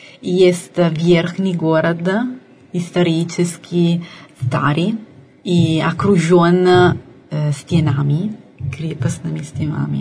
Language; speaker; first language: Russian; non-native, fluent; Italian